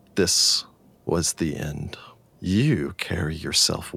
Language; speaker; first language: English; native; English